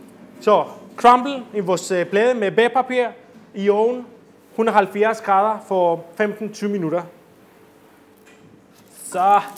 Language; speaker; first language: Danish; non-native, fluent; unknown